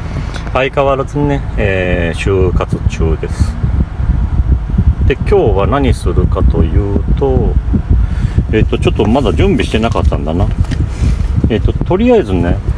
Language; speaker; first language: Japanese; native; Japanese